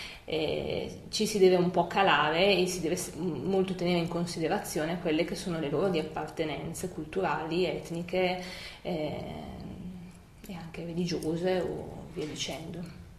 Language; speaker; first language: Italian; native; Italian